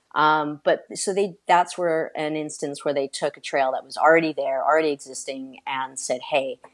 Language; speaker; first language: English; native; English